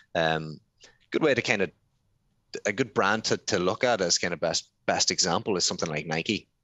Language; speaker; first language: English; native; English